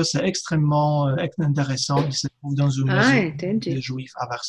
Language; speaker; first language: French; non-native, fluent; Polish